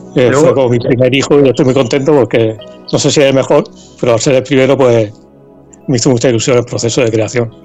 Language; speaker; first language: Spanish; native; Spanish